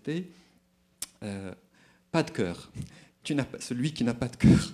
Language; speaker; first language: French; non-native, local second language; Arabic